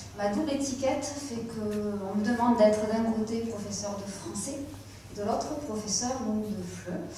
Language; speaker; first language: French; native; French